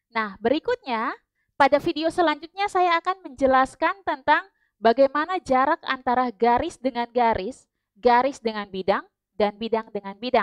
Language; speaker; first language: Indonesian; native; Indonesian